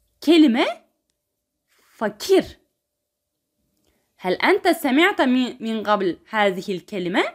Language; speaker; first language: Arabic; non-native, fluent; Turkish